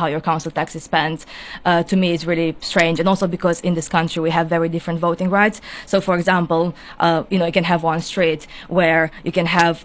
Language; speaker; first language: English; non-native, fluent; Romanian